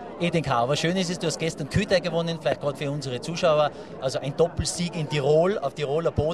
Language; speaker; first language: German; native; German